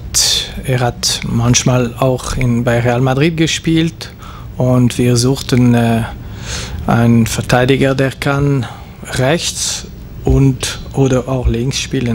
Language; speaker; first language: German; non-native, local second language; French